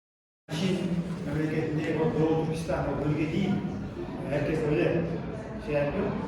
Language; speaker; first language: Turkish; non-native, learner; Kazakh